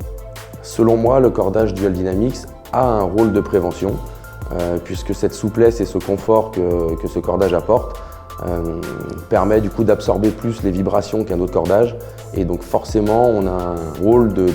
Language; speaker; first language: French; native; French